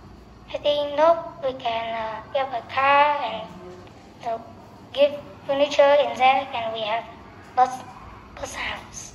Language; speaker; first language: English; non-native, learner; Vietnamese